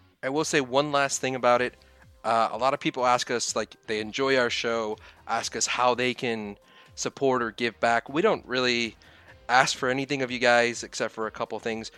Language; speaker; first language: English; native; English